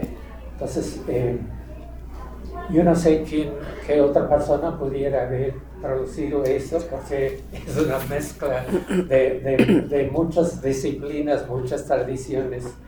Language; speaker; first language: Spanish; non-native, fluent; English